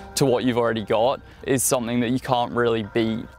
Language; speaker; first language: English; native; English